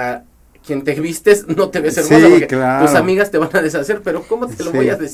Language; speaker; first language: Spanish; native; Spanish